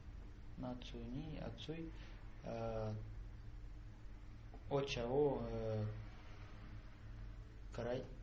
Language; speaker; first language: Japanese; non-native, learner; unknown